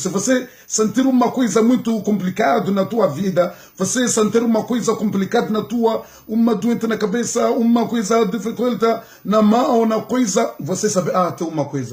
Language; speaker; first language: Portuguese; non-native, learner; Comorian